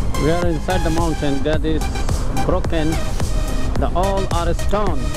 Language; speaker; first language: English; non-native, learner; Bangla